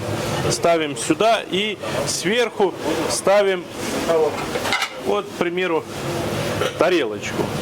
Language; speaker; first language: Russian; native; Russian